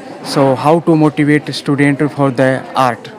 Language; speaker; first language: English; non-native, local second language; Hindi